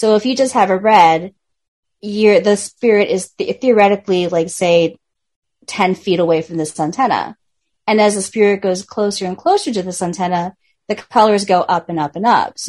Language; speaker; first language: English; native; English